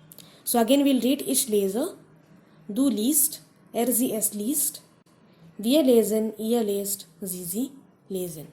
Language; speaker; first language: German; non-native, fluent; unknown